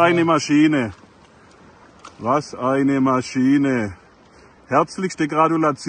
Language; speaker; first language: German; native; German